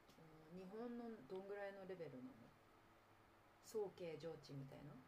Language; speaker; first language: Japanese; native; Japanese